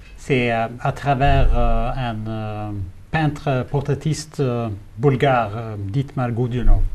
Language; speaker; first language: French; non-native, fluent; Swedish